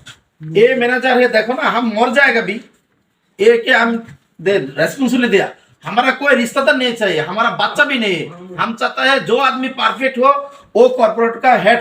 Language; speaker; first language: Hindi; non-native, learner; Bangla